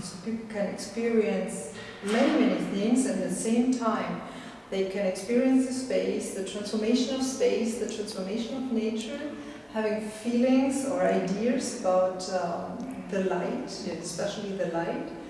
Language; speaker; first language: English; non-native, fluent; German